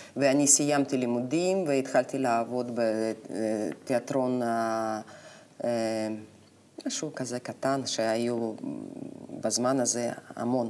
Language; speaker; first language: Hebrew; non-native, fluent; Russian